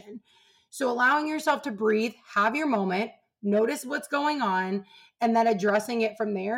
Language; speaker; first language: English; native; English